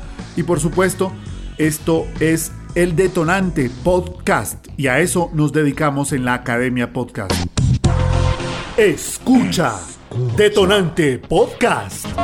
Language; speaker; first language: Spanish; native; Spanish